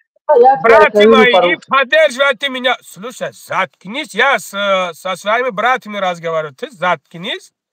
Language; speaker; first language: Russian; non-native, learner; Tajik